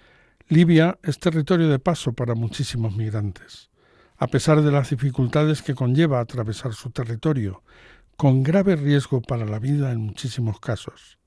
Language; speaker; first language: Spanish; native; Spanish